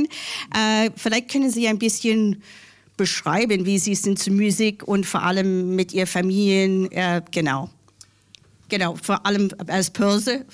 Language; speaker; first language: German; non-native, fluent; English